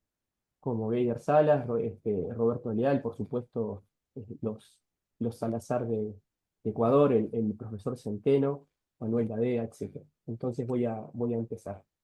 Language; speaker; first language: Spanish; native; Spanish